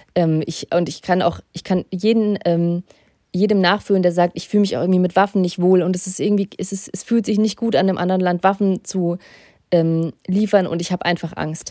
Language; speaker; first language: German; early bilingual, other home language; Russian